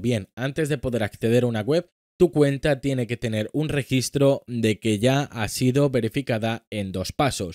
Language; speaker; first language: Spanish; native; Spanish